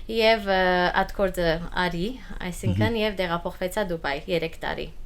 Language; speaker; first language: Armenian; early bilingual, heritage; Armenian